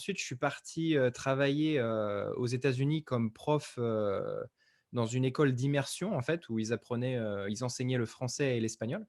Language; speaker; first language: French; native; French